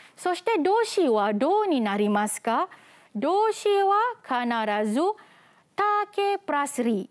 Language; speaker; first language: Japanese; non-native, fluent; Malay